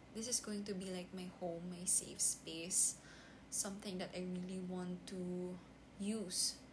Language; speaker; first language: English; non-native, local second language; Filipino